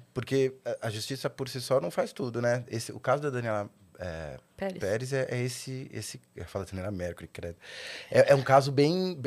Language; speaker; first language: Portuguese; native; Portuguese